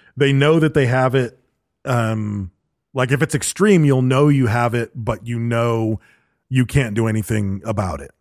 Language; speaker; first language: English; native; English